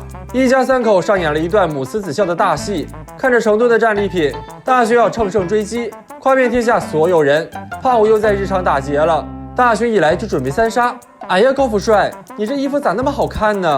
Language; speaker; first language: Chinese; native; Chinese